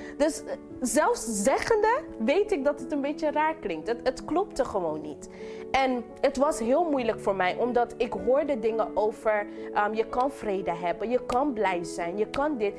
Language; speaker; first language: Dutch; non-native, local second language; English